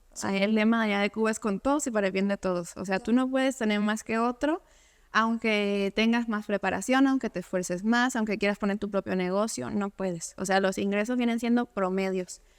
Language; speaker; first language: Spanish; native; Spanish